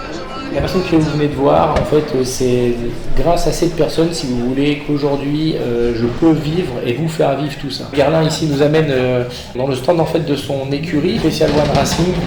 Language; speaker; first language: French; native; French